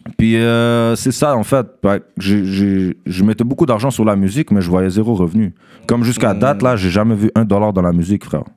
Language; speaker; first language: French; early bilingual, other home language; Russian